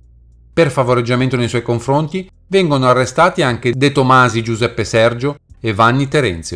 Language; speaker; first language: Italian; native; Italian